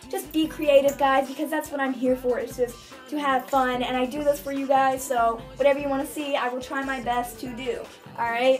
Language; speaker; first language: English; native; English